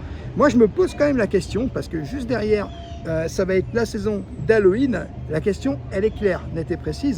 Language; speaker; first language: French; native; French